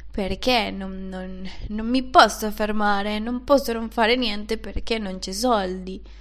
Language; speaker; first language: Italian; non-native, fluent; Spanish